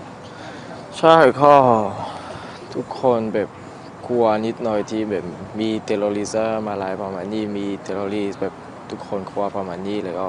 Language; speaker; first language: Thai; non-native, learner; French